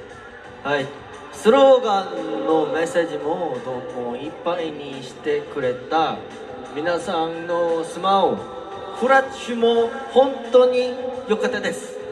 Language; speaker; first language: Japanese; non-native, learner; Korean